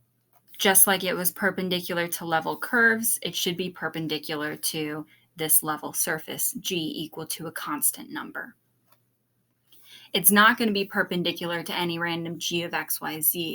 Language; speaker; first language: English; native; English